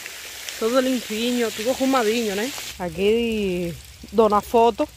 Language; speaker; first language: Portuguese; non-native, fluent; Spanish